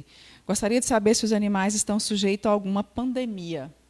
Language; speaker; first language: Portuguese; native; Portuguese